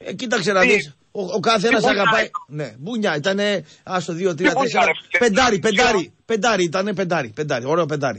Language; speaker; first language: Greek; native; Greek